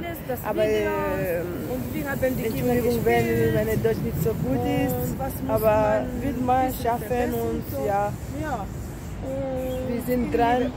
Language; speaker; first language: German; non-native, learner; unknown